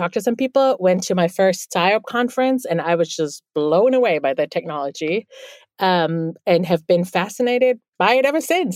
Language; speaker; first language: English; non-native, fluent; German